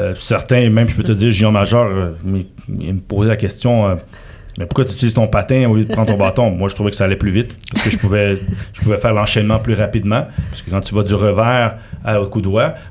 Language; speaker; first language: French; native; French